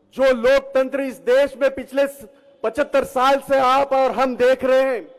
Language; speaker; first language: Hindi; non-native, local second language; Marathi